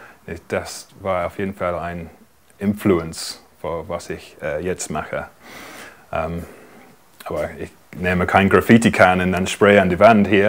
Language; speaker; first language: German; non-native, fluent; English